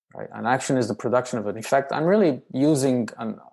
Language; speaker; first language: English; non-native, fluent; Romanian